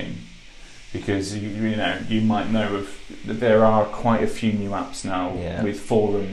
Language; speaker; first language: English; native; English